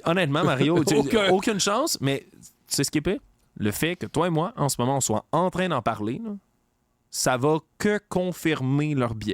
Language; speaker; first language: French; native; French